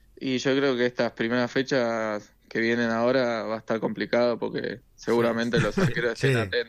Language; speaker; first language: Spanish; native; Spanish